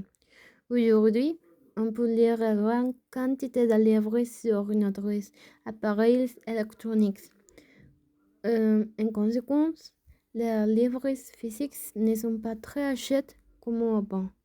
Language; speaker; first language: French; non-native, learner; Spanish